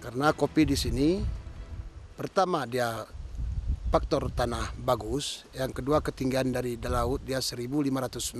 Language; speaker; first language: Indonesian; non-native, local second language; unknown